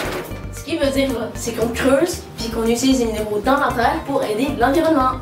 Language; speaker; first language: French; native; French